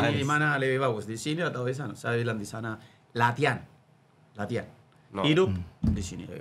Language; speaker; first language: Indonesian; non-native, learner; Spanish